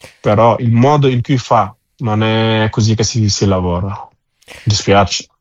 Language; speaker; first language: Italian; non-native, fluent; Wolof